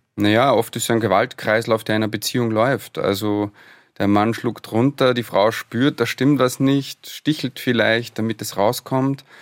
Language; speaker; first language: German; native; German